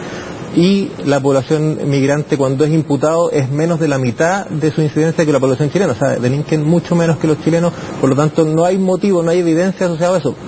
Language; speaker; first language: Spanish; native; Spanish